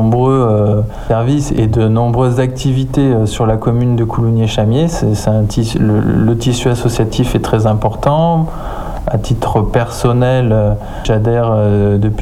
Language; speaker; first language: French; native; French